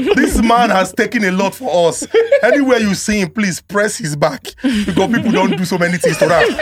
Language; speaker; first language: Nigerian Pidgin; native; Nigerian Pidgin